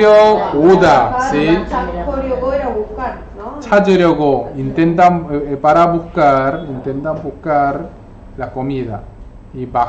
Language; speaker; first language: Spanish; non-native, fluent; Korean